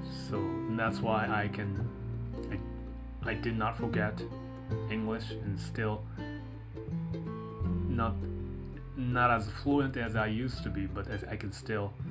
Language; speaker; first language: English; non-native, fluent; Japanese